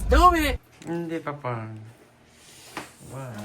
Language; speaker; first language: Filipino; native; Filipino